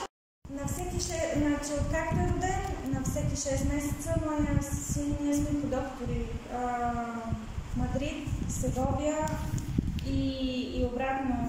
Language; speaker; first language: Bulgarian; native; Bulgarian